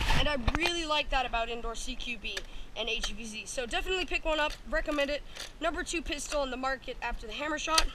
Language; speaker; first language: English; native; English